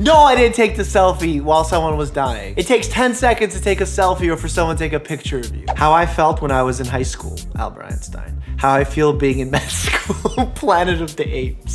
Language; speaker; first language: English; native; English